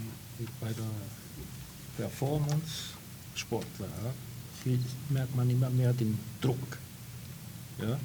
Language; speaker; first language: German; non-native, fluent; Portuguese